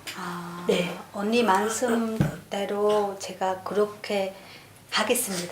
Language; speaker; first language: Korean; non-native, learner; Vietnamese